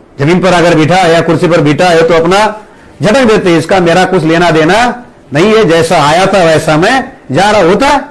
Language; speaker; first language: Hindi; non-native, local second language; Marathi